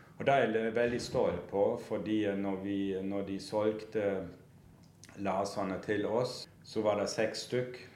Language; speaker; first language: Norwegian; non-native, fluent; German